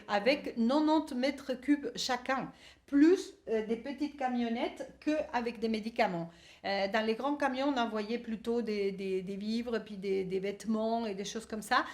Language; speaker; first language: French; native; French